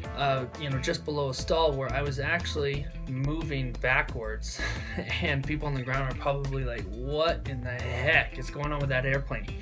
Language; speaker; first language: English; native; English